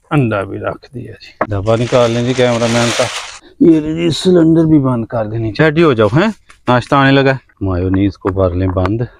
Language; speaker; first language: Urdu; native; Urdu